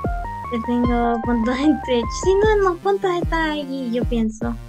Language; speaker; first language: Spanish; early bilingual, heritage; Spanish